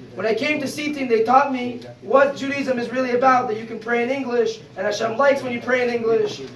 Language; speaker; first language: English; native; English